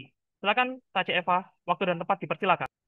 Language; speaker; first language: Indonesian; native; Indonesian